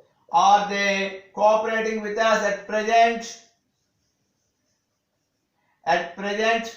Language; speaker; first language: English; non-native, local second language; Telugu